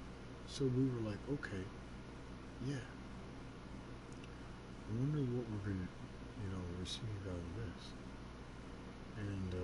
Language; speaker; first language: English; native; English